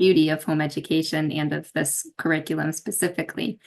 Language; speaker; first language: English; native; English